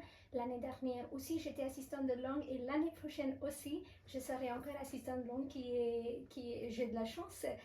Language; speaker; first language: French; non-native, fluent; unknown